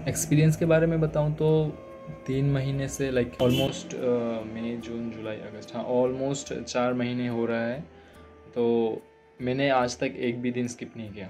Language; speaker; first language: Hindi; non-native, local second language; Bangla